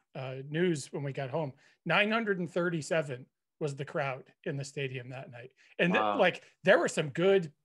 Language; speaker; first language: English; native; English